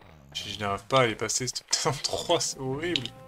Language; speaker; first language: French; native; French